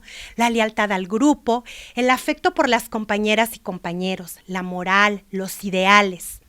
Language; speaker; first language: Spanish; native; Spanish